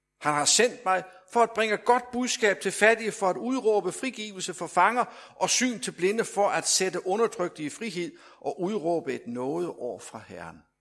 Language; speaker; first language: Danish; native; Danish